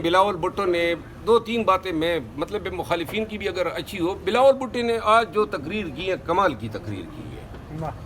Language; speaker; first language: Urdu; non-native, local second language; Pashto